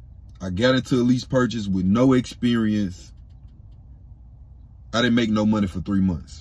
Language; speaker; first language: English; native; English